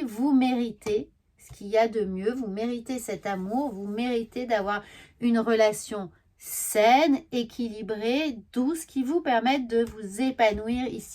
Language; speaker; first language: French; native; French